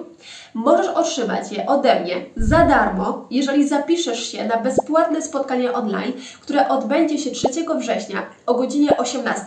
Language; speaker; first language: Polish; native; Polish